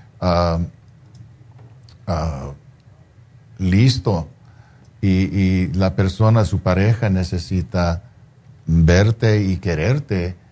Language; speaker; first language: Spanish; non-native, fluent; English